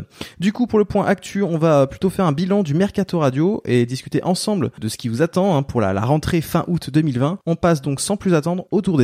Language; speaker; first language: French; native; French